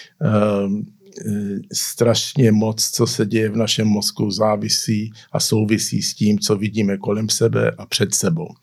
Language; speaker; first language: Czech; early bilingual, heritage; Czech